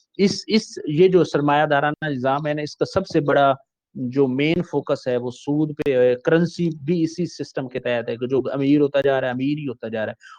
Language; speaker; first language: Urdu; non-native, local second language; Punjabi